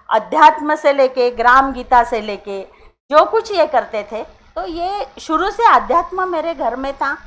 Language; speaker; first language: Hindi; non-native, local second language; Marathi